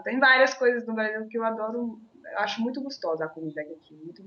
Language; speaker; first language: Portuguese; non-native, fluent; Russian